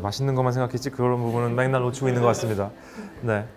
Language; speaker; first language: Korean; native; Korean